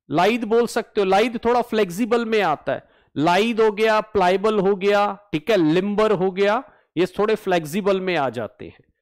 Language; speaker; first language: Hindi; native; Hindi